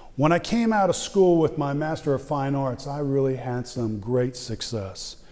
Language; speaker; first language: English; native; English